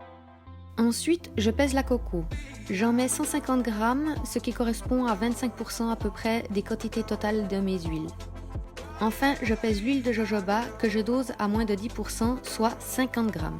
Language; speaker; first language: French; native; French